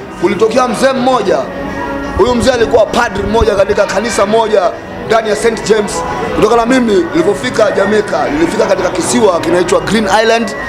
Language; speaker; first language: Swahili; native; Swahili